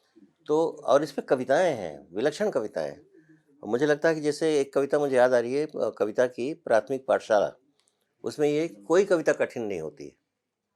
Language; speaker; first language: Hindi; native; Hindi